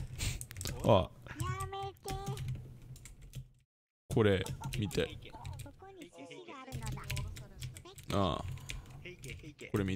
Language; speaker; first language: Japanese; non-native, learner; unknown